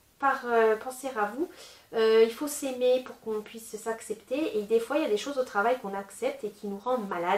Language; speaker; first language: French; native; French